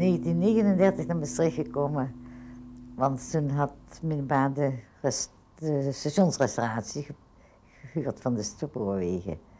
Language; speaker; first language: Dutch; native; Dutch